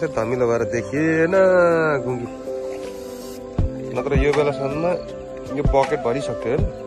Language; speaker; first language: Nepali; native; Nepali